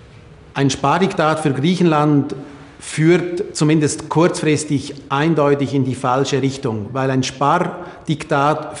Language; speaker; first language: German; native; German